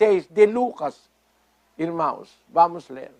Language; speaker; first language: Portuguese; non-native, fluent; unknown